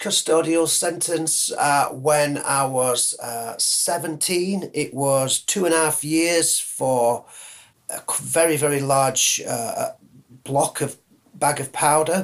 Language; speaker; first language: English; native; English